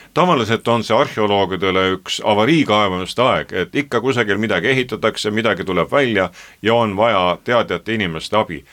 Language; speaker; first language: Estonian; native; Estonian